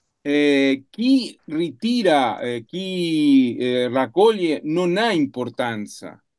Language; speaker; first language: Italian; non-native, learner; Spanish